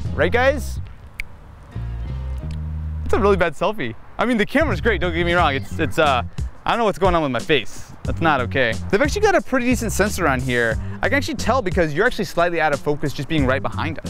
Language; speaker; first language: English; native; English